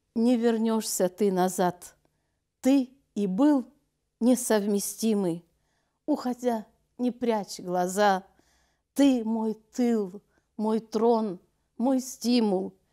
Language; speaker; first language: Russian; non-native, local second language; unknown